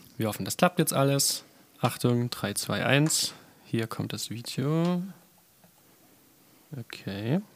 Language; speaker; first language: German; native; German